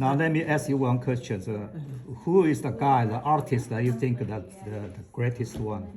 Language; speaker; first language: English; non-native, fluent; Chinese